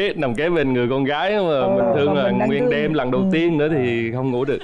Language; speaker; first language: Vietnamese; native; Vietnamese